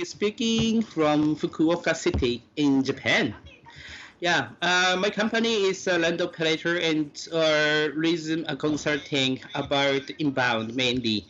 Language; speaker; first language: English; non-native, fluent; Japanese